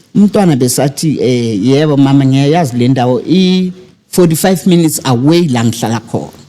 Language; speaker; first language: Zulu; native; Zulu